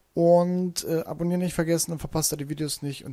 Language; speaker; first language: German; native; German